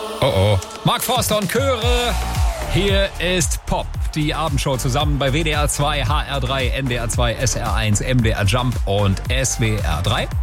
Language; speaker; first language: German; native; German